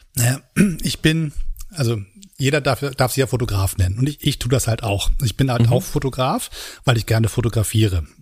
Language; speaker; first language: German; native; German